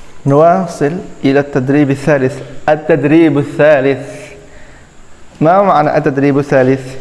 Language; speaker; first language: Arabic; non-native, fluent; Indonesian